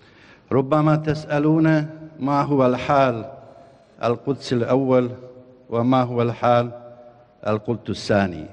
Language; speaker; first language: Arabic; non-native, fluent; Bosnian